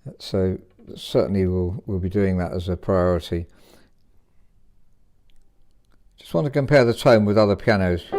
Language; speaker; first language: English; native; English